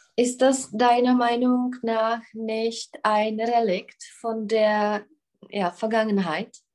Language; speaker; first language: German; non-native, learner; Czech